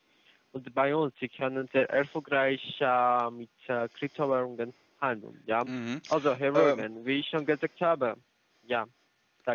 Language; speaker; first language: German; non-native, learner; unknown